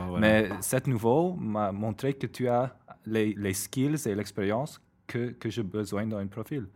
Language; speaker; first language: French; non-native, fluent; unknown